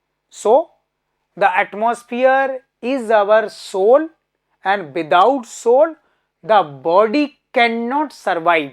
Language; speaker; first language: English; non-native, local second language; Hindi